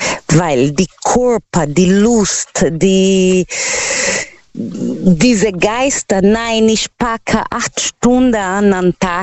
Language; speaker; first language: German; non-native, learner; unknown